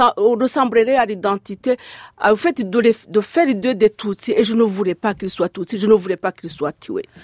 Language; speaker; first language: French; non-native, local second language; Kinyarwanda